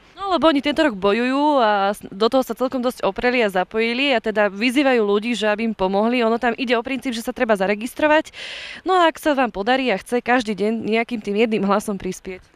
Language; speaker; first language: Slovak; native; Slovak